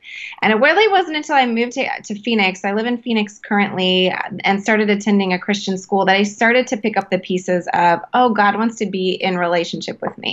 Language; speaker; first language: English; native; English